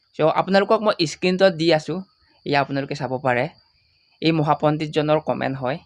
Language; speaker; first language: Assamese; non-native, local second language; Mising